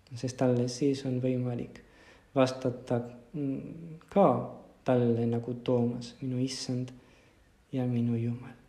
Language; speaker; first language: Estonian; non-native, fluent; Spanish